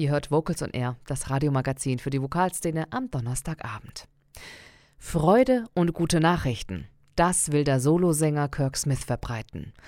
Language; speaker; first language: German; native; German